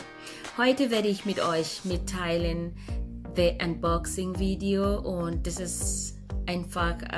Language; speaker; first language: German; non-native, fluent; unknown